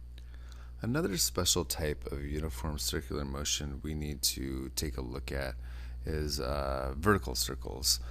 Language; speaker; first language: English; native; English